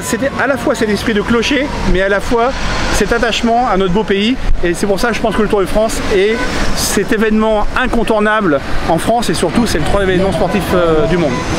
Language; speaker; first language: French; native; French